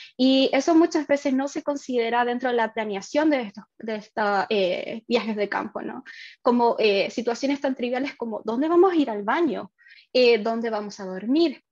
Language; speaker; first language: Spanish; native; Spanish